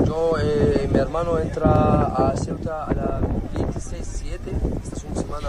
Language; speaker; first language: Spanish; non-native, learner; Arabic